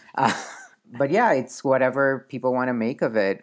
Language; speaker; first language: English; non-native, fluent; Spanish